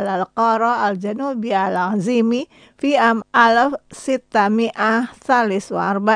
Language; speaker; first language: Arabic; non-native, learner; Indonesian